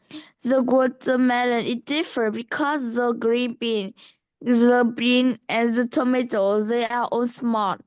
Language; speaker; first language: English; non-native, learner; Vietnamese